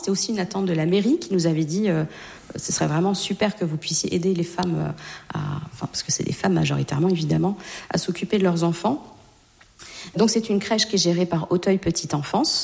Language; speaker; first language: French; native; French